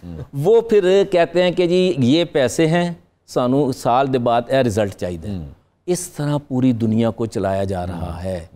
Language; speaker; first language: Urdu; native; Urdu